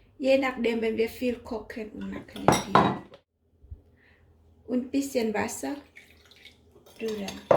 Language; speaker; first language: German; non-native, learner; Thai